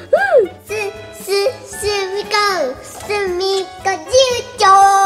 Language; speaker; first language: Japanese; native; Japanese